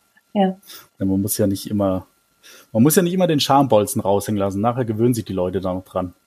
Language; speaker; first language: German; native; German